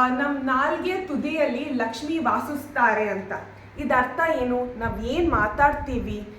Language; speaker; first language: Kannada; non-native, learner; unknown